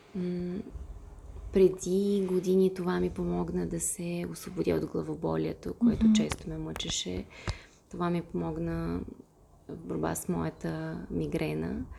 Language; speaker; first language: Bulgarian; non-native, fluent; Russian